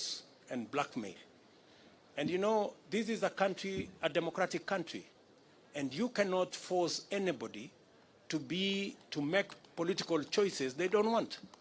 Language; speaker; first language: English; non-native, local second language; Kalenjin